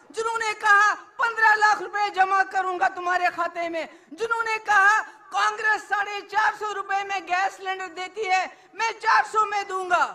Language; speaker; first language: Hindi; native; Hindi